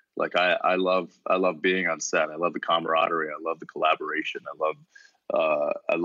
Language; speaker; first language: English; native; English